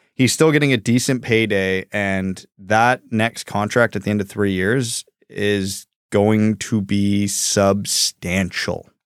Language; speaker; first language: English; early bilingual, other home language; Ukrainian